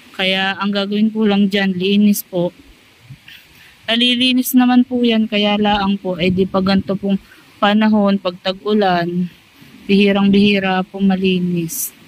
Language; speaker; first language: Filipino; native; Filipino